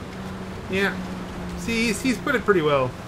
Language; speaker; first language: English; native; English